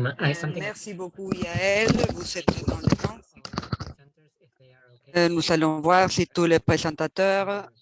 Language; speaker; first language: French; non-native, fluent; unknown